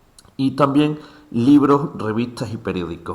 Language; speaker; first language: Spanish; native; Spanish